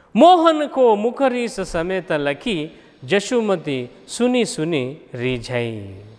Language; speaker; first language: Hindi; non-native, local second language; Kannada